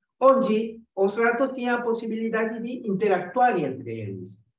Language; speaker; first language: Portuguese; non-native, fluent; Spanish